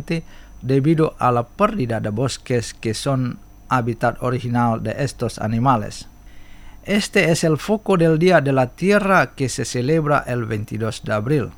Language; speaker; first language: Spanish; non-native, fluent; Indonesian